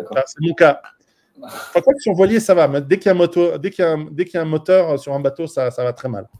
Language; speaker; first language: French; native; French